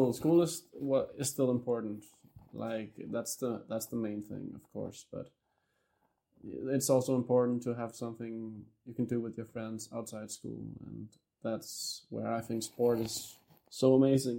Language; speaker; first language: English; non-native, fluent; Danish